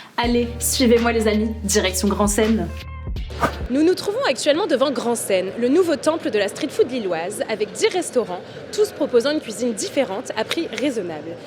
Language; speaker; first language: French; native; French